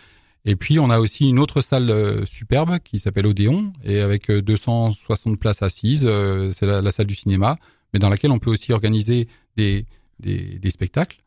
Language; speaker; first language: French; native; French